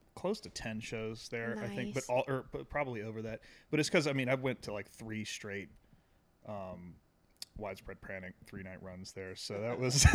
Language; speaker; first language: English; native; English